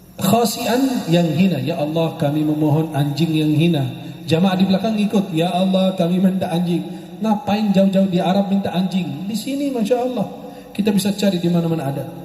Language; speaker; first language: Indonesian; non-native, fluent; Arabic